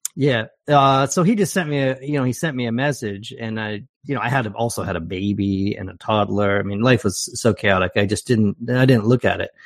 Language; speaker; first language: English; native; English